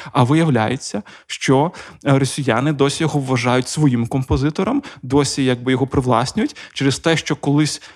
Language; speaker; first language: Ukrainian; non-native, local second language; Russian